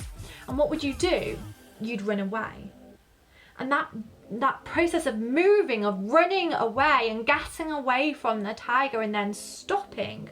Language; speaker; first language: English; native; English